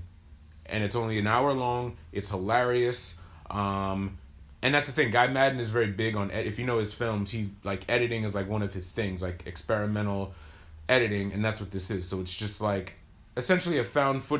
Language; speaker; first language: English; native; English